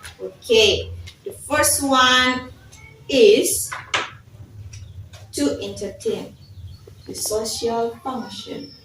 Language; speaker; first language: English; non-native, learner; Indonesian